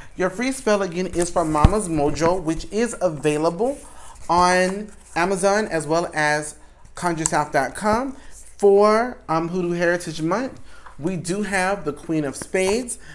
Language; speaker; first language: English; native; English